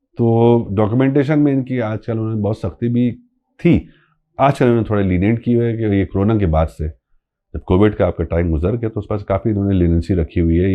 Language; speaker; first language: Urdu; non-native, local second language; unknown